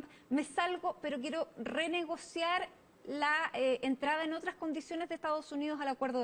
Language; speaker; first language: Spanish; native; Spanish